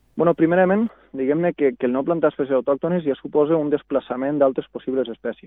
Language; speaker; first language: Catalan; native; Catalan